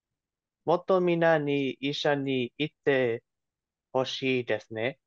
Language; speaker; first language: Japanese; non-native, learner; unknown